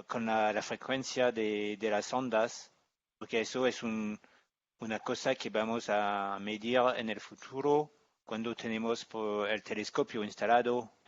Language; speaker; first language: Spanish; non-native, learner; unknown